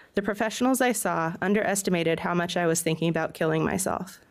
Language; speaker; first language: English; native; English